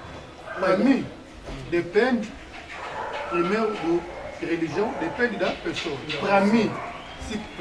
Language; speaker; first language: Portuguese; non-native, learner; Lingala